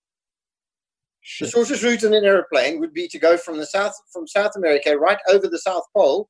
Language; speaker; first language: English; native; English